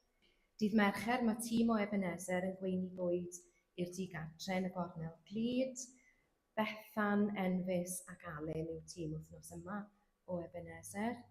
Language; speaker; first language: Welsh; native; Welsh